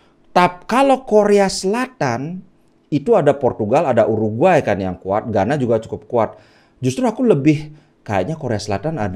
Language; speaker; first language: Indonesian; native; Indonesian